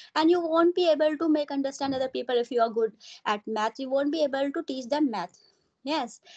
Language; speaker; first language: English; non-native, local second language; Hindi